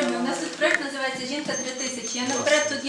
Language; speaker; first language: Ukrainian; native; Ukrainian